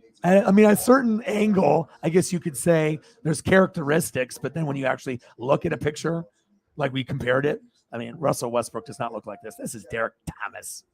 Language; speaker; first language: English; native; English